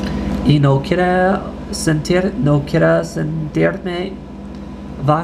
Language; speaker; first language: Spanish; non-native, learner; English